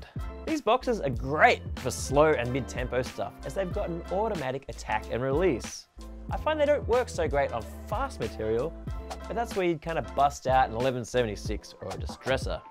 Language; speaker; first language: English; native; English